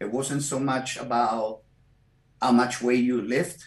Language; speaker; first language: English; non-native, fluent; Italian